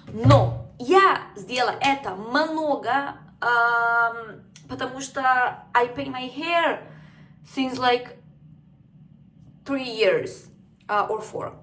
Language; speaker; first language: Russian; non-native, learner; Spanish